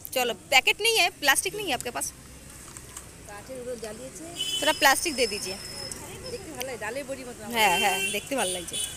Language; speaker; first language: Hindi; non-native, local second language; Bangla